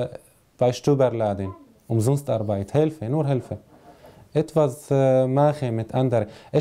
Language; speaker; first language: German; non-native, learner; Arabic